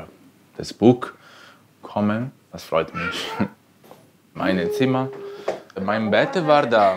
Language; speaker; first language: German; non-native, learner; Italian